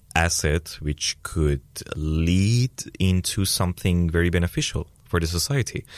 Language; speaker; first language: English; non-native, fluent; Persian